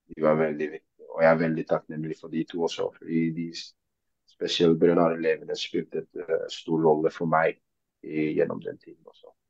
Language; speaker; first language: Norwegian; early bilingual, other home language; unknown